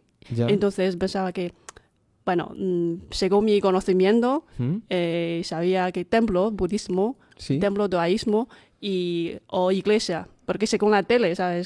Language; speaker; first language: Spanish; non-native, fluent; Chinese